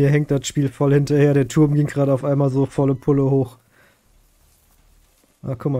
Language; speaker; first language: German; native; German